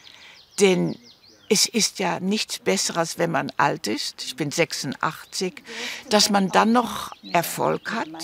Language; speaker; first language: German; early bilingual, heritage; German